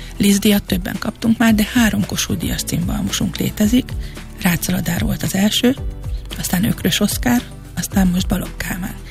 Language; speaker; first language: Hungarian; native; Hungarian